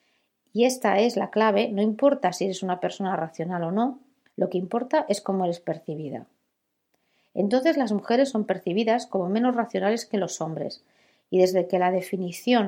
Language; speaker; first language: Spanish; native; Spanish